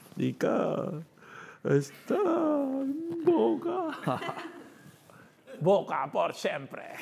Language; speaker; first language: Spanish; non-native, learner; Filipino